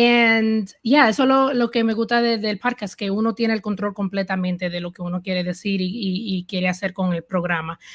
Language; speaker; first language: Spanish; early bilingual, heritage; Spanish